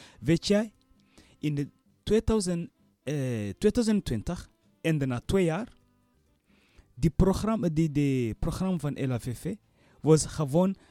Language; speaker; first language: Dutch; non-native, learner; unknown